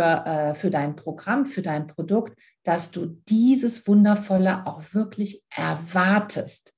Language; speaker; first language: German; native; German